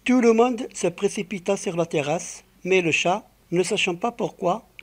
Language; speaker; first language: French; non-native, local second language; Arabic